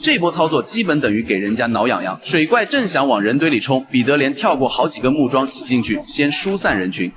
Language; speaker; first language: Chinese; native; Chinese